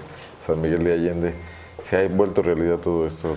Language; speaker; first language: Spanish; native; Spanish